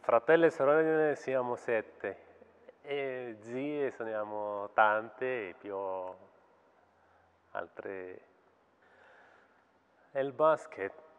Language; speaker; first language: Italian; non-native, fluent; Arabic